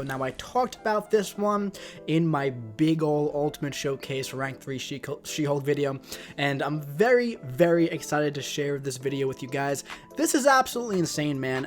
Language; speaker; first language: English; native; English